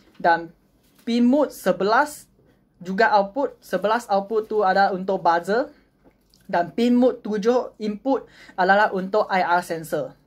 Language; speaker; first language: Malay; non-native, local second language; Chinese